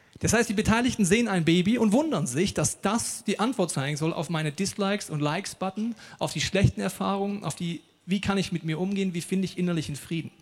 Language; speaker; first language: German; native; German